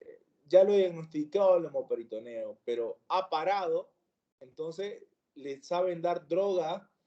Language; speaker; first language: Spanish; native; Spanish